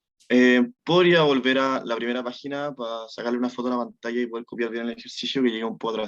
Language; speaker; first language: Spanish; native; Spanish